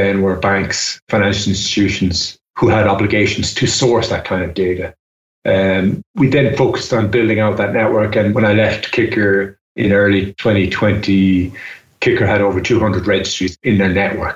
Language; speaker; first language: English; native; English